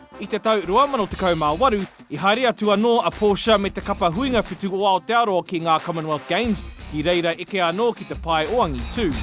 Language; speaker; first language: Māori; non-native, local second language; English